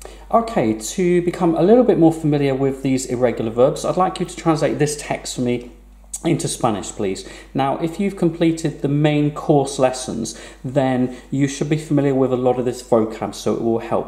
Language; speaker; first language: English; native; English